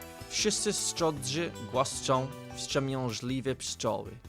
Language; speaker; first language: Polish; non-native, learner; English